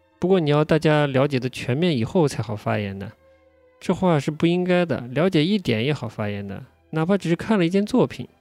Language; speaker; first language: Chinese; native; Chinese